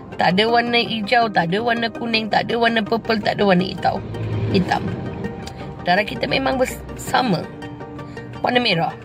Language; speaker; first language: Malay; non-native, local second language; Tamil